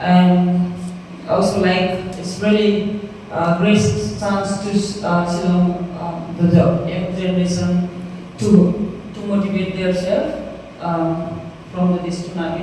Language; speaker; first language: English; non-native, fluent; Nepali